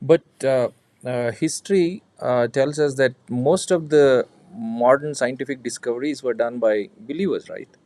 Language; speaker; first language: English; non-native, local second language; Telugu